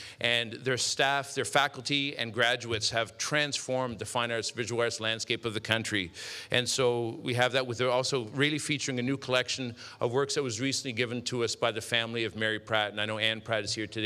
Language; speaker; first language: English; native; English